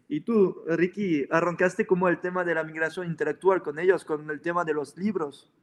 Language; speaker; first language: Spanish; non-native, fluent; French